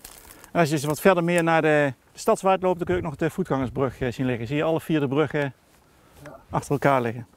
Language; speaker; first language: Dutch; native; Dutch